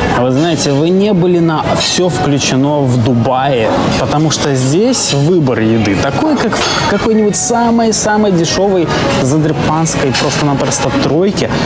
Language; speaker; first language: Russian; native; Russian